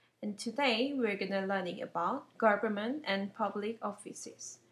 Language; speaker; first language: English; non-native, fluent; Korean